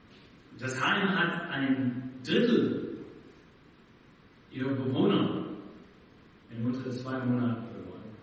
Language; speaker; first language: German; non-native, fluent; English